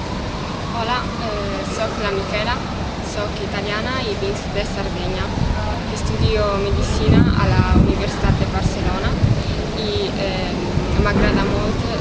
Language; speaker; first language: Catalan; non-native, learner; Italian